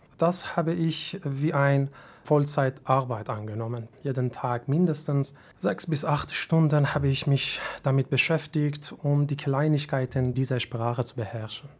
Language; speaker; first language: German; non-native, fluent; Persian